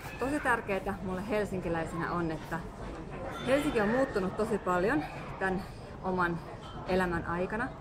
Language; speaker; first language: Finnish; native; Finnish